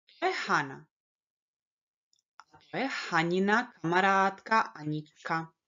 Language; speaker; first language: Czech; early bilingual, heritage; Czech